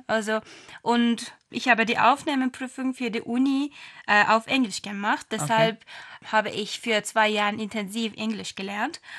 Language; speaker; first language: German; non-native, fluent; Turkish